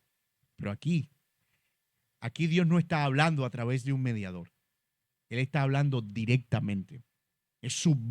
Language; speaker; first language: Spanish; native; Spanish